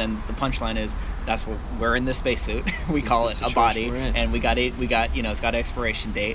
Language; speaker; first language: English; native; English